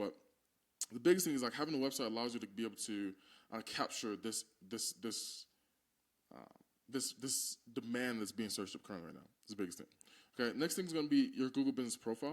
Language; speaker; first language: English; native; English